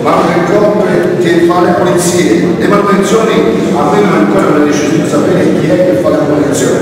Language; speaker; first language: Italian; native; Italian